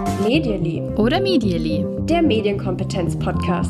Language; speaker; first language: German; native; German